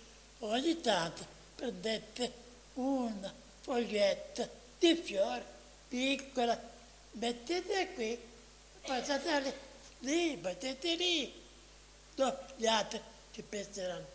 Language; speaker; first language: Italian; non-native, fluent; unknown